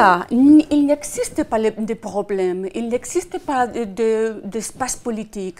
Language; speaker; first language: French; non-native, fluent; Spanish